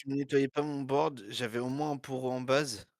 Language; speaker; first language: French; native; French